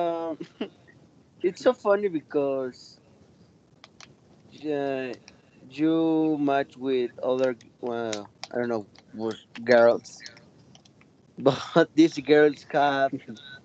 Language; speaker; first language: English; non-native, learner; Spanish